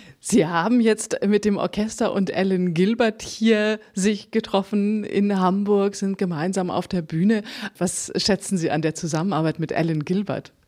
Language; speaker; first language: German; native; German